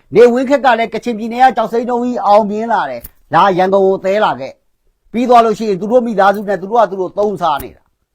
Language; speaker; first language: Burmese; non-native, local second language; Kachin